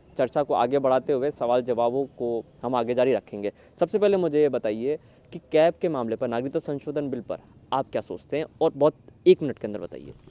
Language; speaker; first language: Hindi; native; Hindi